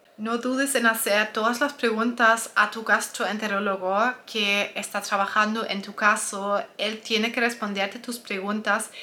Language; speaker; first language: Spanish; non-native, fluent; German